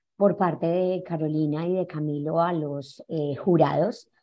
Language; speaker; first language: Spanish; native; Spanish